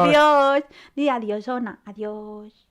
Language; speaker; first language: Spanish; native; Spanish